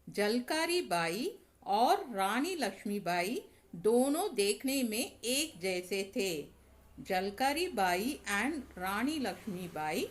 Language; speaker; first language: Hindi; non-native, local second language; Tamil